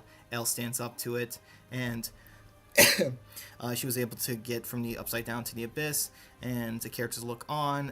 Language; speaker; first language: English; native; English